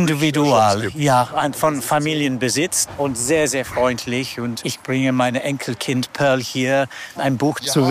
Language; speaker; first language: German; non-native, fluent; English